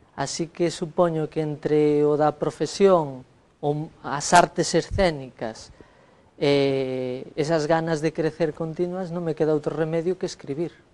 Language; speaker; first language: Galician; native; Galician